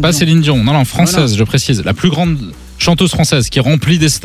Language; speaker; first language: French; native; French